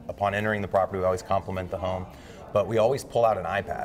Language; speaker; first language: English; native; English